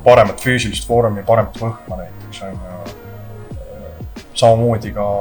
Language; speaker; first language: Estonian; native; Estonian